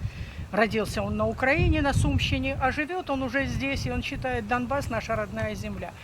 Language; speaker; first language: Russian; native; Russian